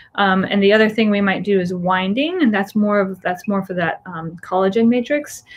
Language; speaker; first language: English; native; English